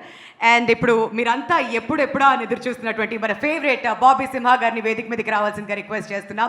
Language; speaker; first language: Telugu; native; Telugu